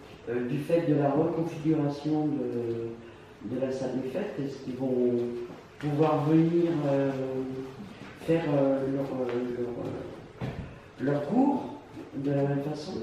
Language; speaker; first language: French; native; French